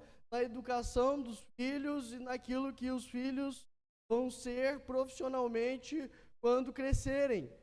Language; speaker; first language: Portuguese; native; Portuguese